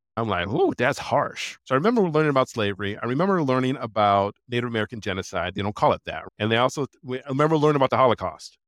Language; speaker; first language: English; native; English